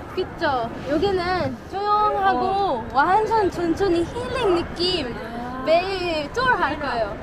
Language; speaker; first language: Korean; non-native, fluent; Arabic